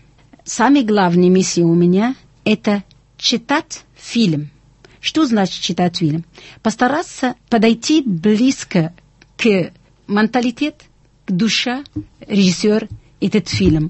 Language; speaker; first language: Russian; non-native, fluent; Arabic